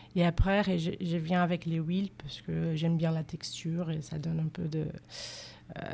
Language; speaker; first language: French; non-native, fluent; Portuguese